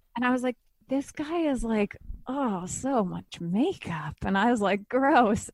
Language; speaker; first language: English; native; English